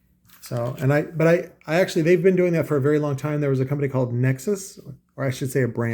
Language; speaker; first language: English; native; English